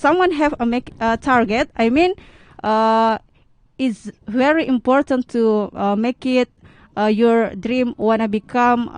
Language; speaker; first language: English; non-native, learner; Indonesian